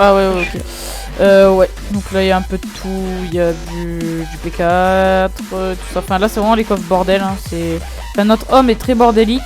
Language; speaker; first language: French; native; French